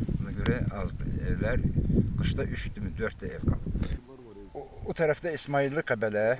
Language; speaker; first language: Azerbaijani; non-native, local second language; Lezghian